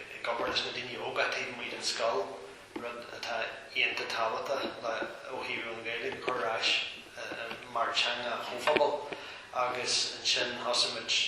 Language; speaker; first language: Irish; non-native, local second language; English